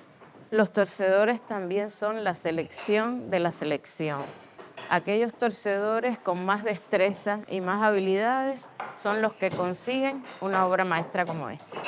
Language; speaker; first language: Spanish; native; Spanish